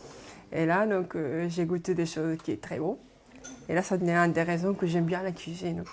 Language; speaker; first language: French; non-native, fluent; Japanese